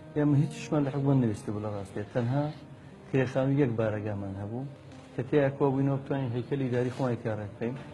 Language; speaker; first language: Central Kurdish; native; Central Kurdish